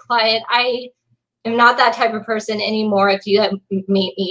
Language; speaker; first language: English; native; English